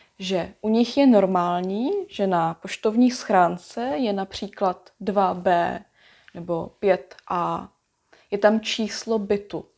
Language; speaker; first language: Czech; native; Czech